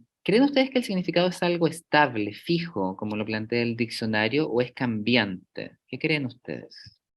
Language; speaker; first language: Spanish; native; Spanish